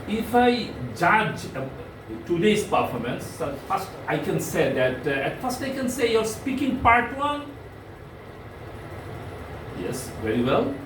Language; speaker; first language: English; non-native, fluent; Bangla